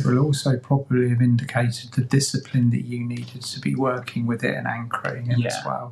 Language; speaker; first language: English; native; English